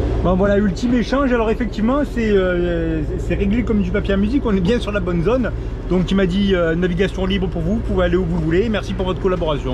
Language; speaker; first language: French; native; French